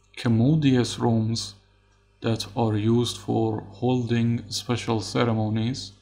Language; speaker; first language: English; non-native, fluent; Persian